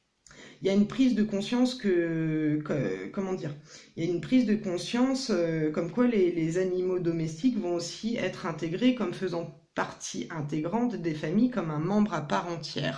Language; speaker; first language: French; native; French